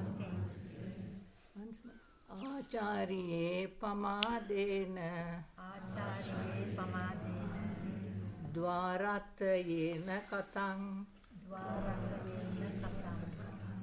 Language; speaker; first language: English; non-native, local second language; Sinhala